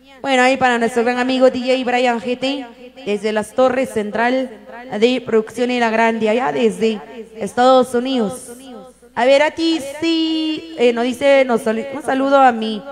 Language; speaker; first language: Spanish; native; Spanish